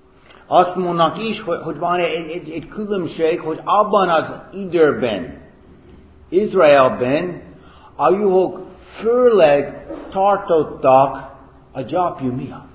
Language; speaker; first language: Hungarian; non-native, fluent; English